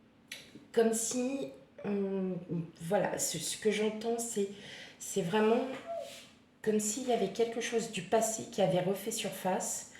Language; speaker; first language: French; native; French